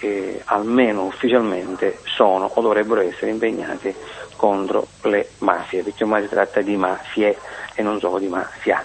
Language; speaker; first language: Italian; native; Italian